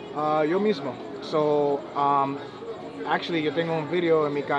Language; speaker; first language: Spanish; non-native, learner; English